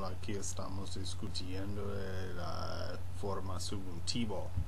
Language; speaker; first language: Spanish; non-native, fluent; English